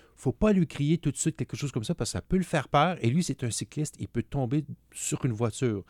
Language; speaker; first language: French; native; French